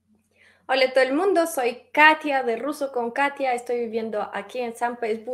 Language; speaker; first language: Spanish; non-native, fluent; Russian